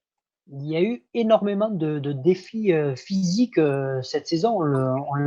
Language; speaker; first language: French; native; French